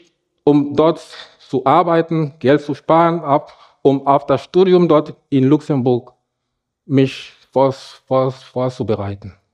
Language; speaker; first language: German; non-native, fluent; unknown